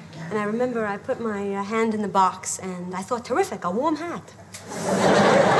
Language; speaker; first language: English; native; English